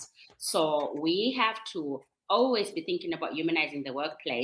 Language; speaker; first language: English; non-native, local second language; Shona